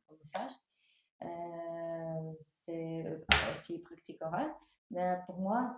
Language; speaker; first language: French; non-native, learner; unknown